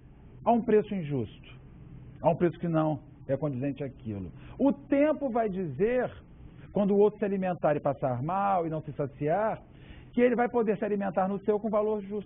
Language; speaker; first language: Portuguese; native; Portuguese